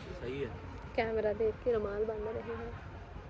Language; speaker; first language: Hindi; non-native, local second language; Punjabi